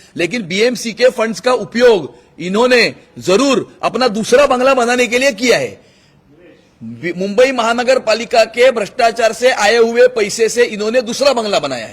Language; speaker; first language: Hindi; non-native, local second language; Marathi